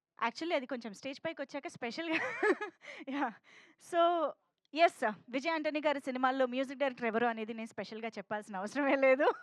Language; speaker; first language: Telugu; native; Telugu